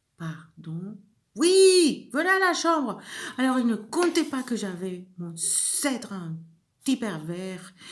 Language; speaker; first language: French; non-native, fluent; Spanish